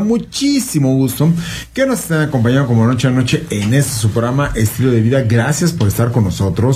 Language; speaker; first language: Spanish; native; Spanish